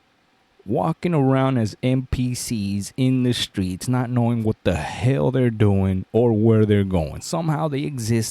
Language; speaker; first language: English; native; English